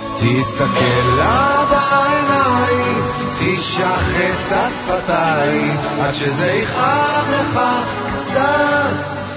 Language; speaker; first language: Hebrew; native; Hebrew